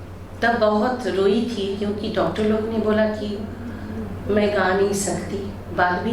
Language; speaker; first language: Hindi; non-native, local second language; Bangla